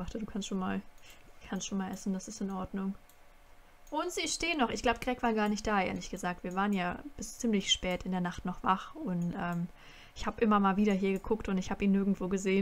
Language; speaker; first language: German; native; German